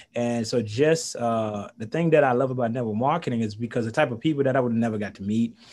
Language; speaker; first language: English; early bilingual, other home language; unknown